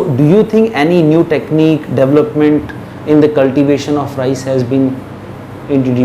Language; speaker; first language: English; non-native, local second language; Hindi